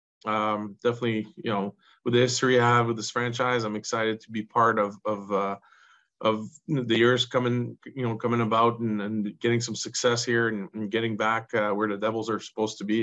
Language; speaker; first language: English; non-native, local second language; French